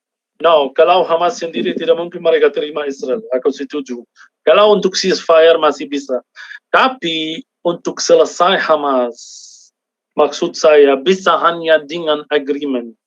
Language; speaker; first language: Indonesian; non-native, fluent; Arabic